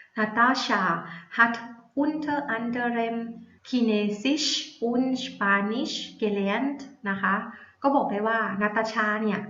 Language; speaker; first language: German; non-native, learner; Thai